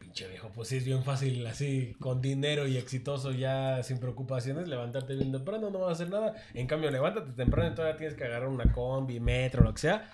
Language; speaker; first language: Spanish; native; Spanish